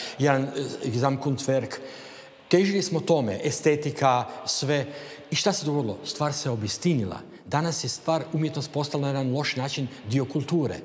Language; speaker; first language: Croatian; native; Croatian